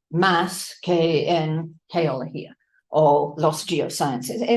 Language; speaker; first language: Spanish; non-native, fluent; English